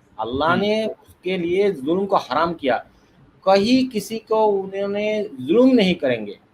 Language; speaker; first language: Hindi; non-native, learner; Bangla